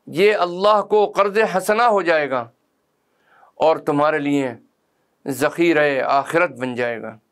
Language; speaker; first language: Urdu; native; Urdu